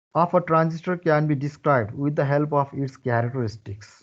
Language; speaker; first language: English; non-native, local second language; Nepali